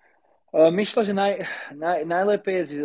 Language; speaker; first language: Polish; non-native, learner; Slovak